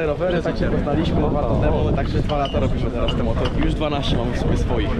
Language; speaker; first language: Polish; native; Polish